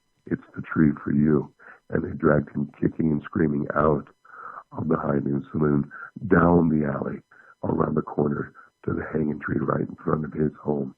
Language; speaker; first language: English; native; English